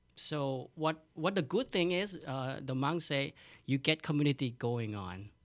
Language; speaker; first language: English; non-native, learner; Thai